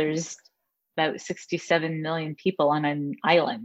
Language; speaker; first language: English; native; English